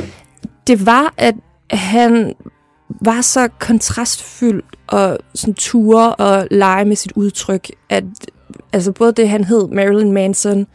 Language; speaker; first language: Danish; native; Danish